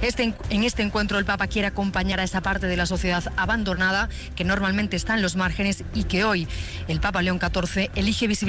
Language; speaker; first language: Spanish; native; Spanish